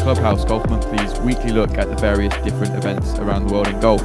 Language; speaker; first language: English; native; English